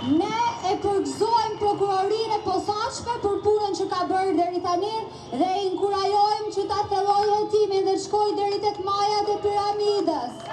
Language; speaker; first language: Albanian; native; Albanian